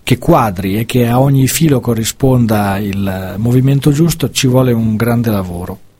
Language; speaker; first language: Italian; native; Italian